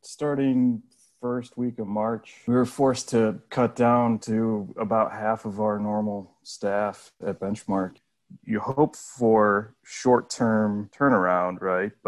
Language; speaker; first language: English; native; English